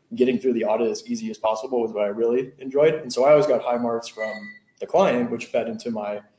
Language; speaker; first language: English; native; English